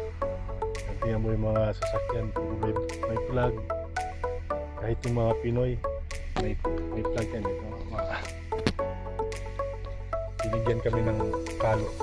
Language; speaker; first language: Filipino; non-native, local second language; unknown